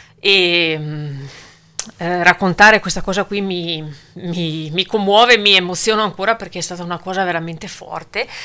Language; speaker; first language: Italian; native; Italian